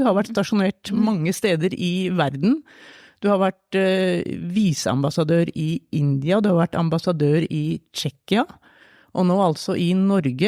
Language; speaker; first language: Norwegian; native; Norwegian